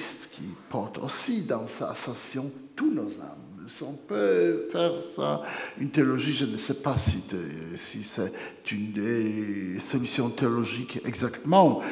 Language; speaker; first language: French; non-native, fluent; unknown